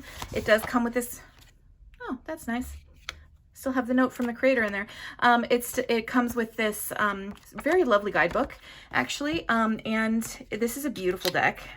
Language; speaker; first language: English; native; English